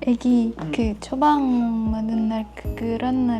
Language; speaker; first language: Korean; non-native, fluent; Indonesian